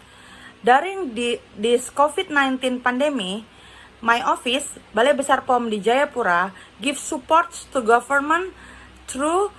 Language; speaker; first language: English; non-native, learner; Indonesian